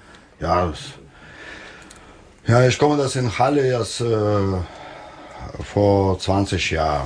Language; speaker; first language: German; non-native, learner; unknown